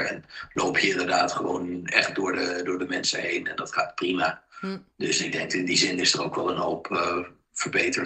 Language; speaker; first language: Dutch; native; Dutch